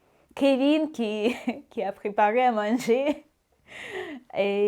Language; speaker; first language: French; non-native, fluent; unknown